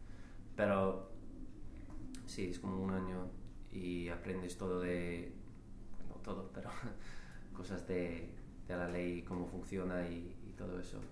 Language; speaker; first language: Spanish; non-native, fluent; English